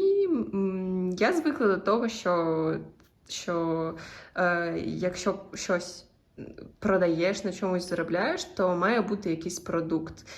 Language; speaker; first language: Ukrainian; native; Ukrainian